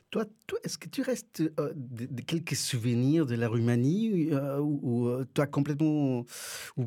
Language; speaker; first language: French; non-native, fluent; Spanish